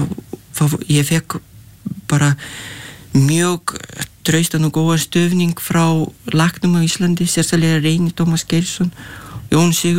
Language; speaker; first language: Icelandic; non-native, fluent; Lithuanian